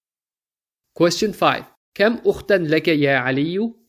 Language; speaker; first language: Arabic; non-native, fluent; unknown